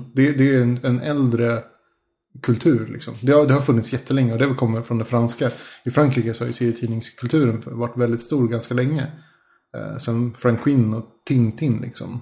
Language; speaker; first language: Swedish; early bilingual, other home language; Spanish